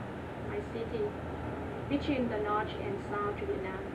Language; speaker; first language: English; non-native, learner; Vietnamese